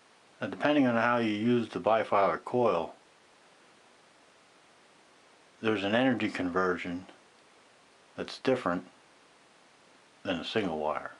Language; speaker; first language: English; native; English